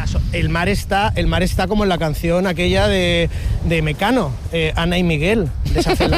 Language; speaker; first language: Spanish; native; Spanish